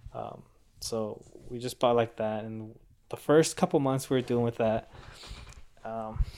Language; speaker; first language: English; native; English